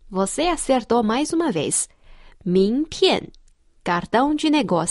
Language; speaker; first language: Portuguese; non-native, fluent; Chinese